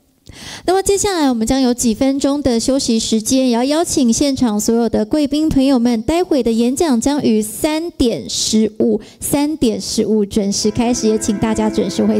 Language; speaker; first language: Chinese; native; Chinese